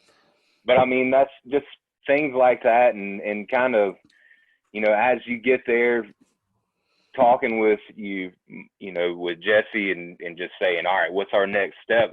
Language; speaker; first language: English; native; English